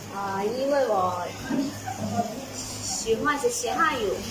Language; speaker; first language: Chinese; non-native, learner; Lao